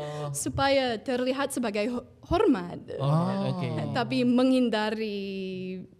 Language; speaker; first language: Indonesian; non-native, fluent; English